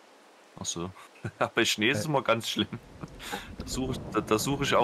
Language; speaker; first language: German; native; German